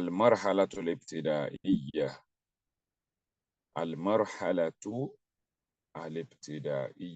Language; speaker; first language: Arabic; non-native, fluent; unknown